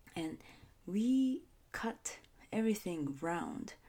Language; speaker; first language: English; non-native, fluent; Japanese